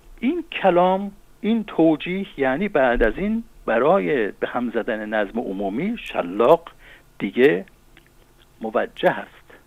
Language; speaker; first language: Persian; non-native, local second language; Azerbaijani